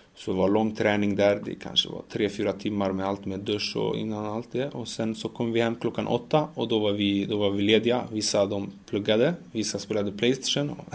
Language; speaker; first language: Swedish; early bilingual, other home language; Macedonian